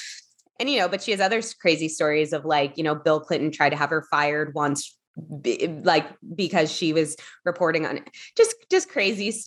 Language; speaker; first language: English; native; English